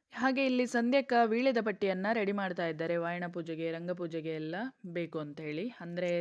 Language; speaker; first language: Kannada; non-native, local second language; Konkani